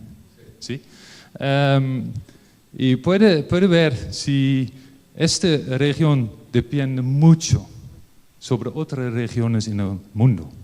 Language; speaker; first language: Spanish; non-native, learner; Dutch